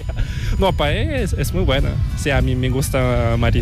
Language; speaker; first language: Spanish; non-native, fluent; Korean